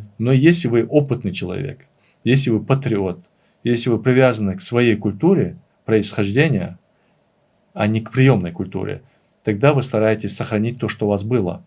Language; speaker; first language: Russian; non-native, local second language; Chechen